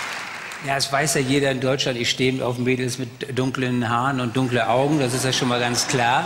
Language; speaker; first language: German; native; German